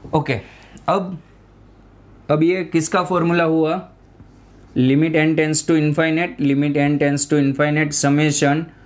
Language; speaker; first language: Hindi; non-native, local second language; Gujarati